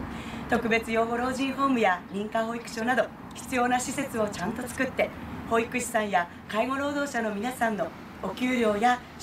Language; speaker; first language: Japanese; native; Japanese